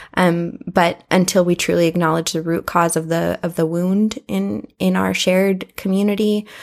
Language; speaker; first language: English; native; English